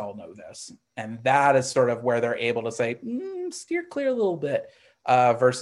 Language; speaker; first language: English; native; English